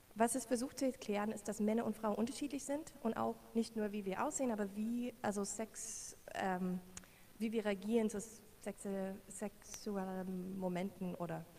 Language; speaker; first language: German; non-native, learner; English